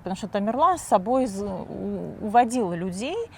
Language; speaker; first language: Russian; native; Russian